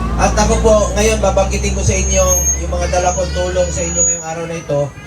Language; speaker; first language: Filipino; non-native, local second language; Cebuano